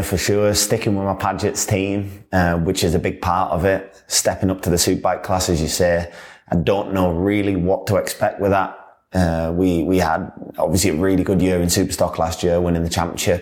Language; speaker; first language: English; native; English